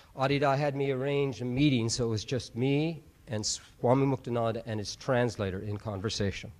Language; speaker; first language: English; native; English